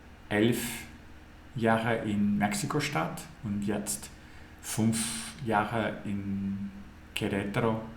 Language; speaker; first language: German; non-native, learner; English